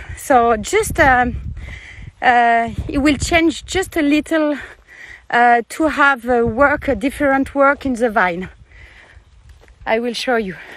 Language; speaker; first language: English; non-native, learner; French